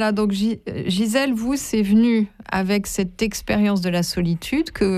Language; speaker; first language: French; native; French